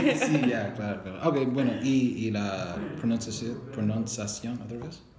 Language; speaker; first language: Spanish; non-native, fluent; English